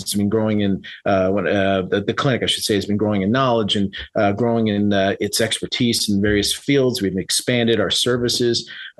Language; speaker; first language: English; native; English